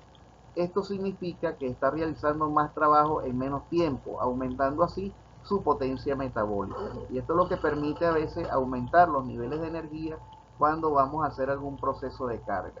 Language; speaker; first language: Spanish; native; Spanish